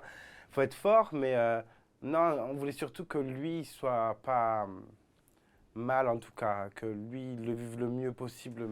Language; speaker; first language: French; native; French